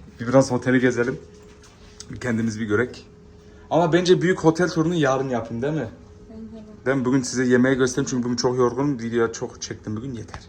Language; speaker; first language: Turkish; early bilingual, heritage; Turkish